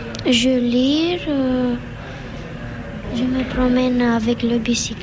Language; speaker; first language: French; non-native, learner; Romanian